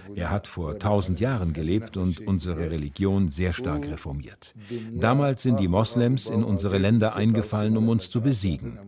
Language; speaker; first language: German; non-native, fluent; Kurdish